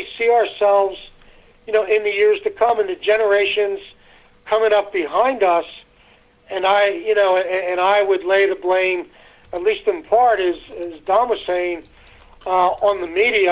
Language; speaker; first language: English; native; English